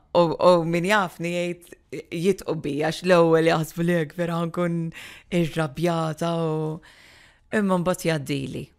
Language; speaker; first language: Maltese; native; Maltese